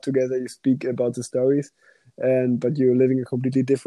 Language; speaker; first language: English; non-native, fluent; German